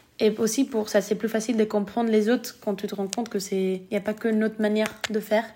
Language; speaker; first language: French; early bilingual, other home language; Spanish